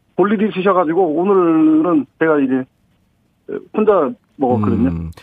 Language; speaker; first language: Korean; native; Korean